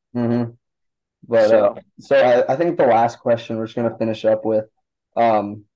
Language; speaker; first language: English; native; English